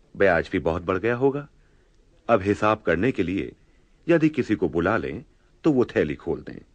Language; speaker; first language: Hindi; native; Hindi